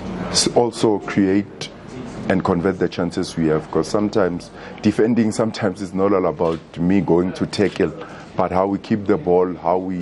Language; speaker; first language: English; non-native, local second language; Zulu